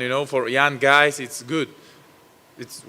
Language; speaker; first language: English; non-native, learner; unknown